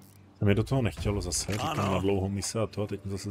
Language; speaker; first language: Czech; native; Czech